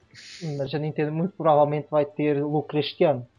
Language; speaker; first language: Portuguese; native; Portuguese